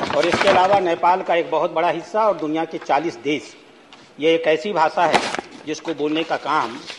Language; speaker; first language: Hindi; native; Hindi